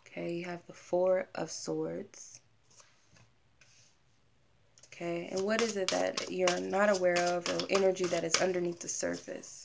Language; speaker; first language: English; native; English